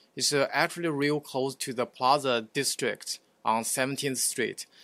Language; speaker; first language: English; non-native, fluent; Chinese